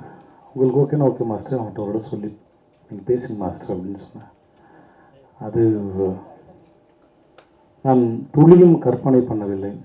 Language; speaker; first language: Tamil; native; Tamil